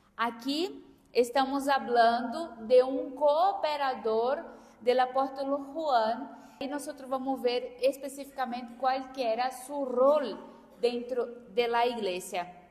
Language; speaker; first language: Spanish; non-native, fluent; Portuguese